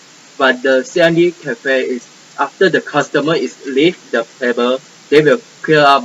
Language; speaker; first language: English; non-native, local second language; Malay